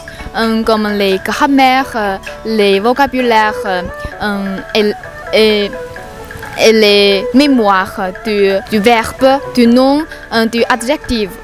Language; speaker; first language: French; non-native, learner; Chinese